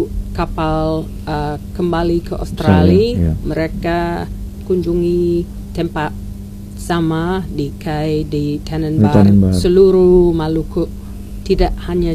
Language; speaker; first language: Indonesian; non-native, learner; English